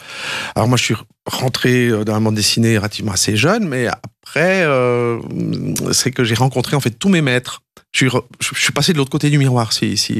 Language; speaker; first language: French; native; French